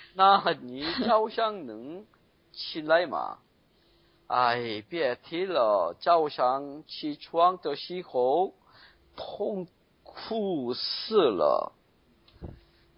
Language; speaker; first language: Chinese; non-native, learner; Korean